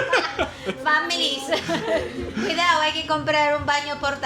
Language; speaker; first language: Spanish; non-native, fluent; Filipino